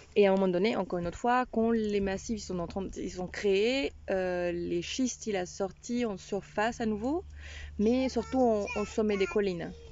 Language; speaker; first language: French; non-native, fluent; Spanish